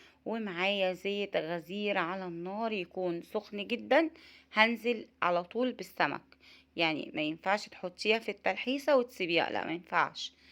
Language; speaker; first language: Arabic; native; Arabic